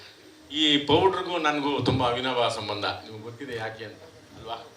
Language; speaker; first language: Kannada; native; Kannada